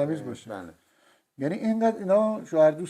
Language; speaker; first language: Persian; native; Persian